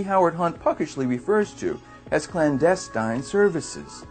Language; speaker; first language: English; native; English